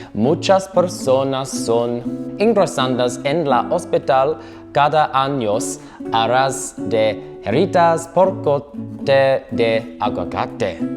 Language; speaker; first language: Spanish; non-native, learner; English